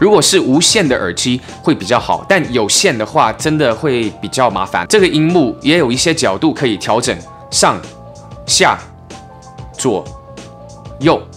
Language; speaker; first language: Chinese; early bilingual, heritage; English